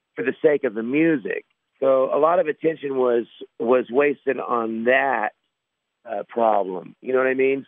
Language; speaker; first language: English; native; English